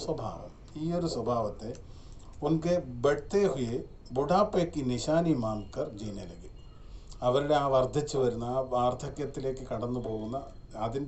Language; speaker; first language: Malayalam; native; Malayalam